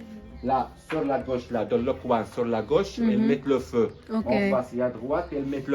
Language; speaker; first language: French; non-native, local second language; Arabic